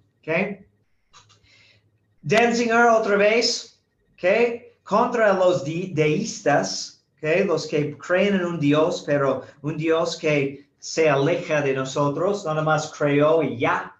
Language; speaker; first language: Spanish; non-native, fluent; English